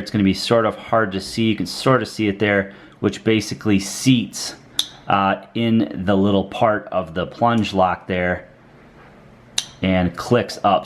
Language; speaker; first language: English; native; English